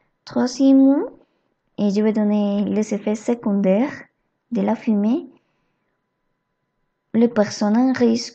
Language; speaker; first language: French; non-native, learner; Spanish